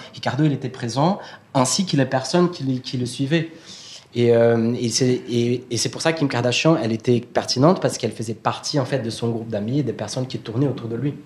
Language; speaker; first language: French; non-native, fluent; Portuguese